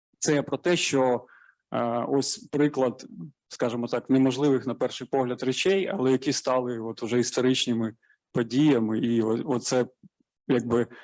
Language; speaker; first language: Ukrainian; native; Ukrainian